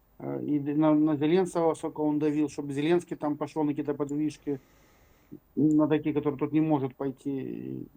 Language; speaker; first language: Russian; native; Russian